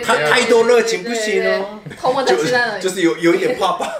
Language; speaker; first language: Chinese; non-native, fluent; Japanese